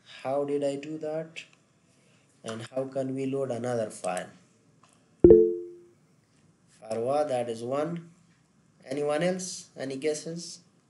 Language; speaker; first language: English; non-native, fluent; Persian